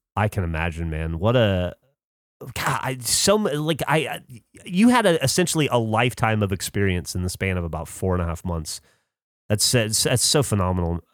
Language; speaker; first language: English; native; English